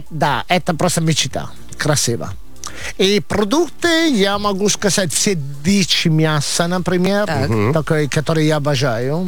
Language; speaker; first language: Russian; non-native, fluent; Italian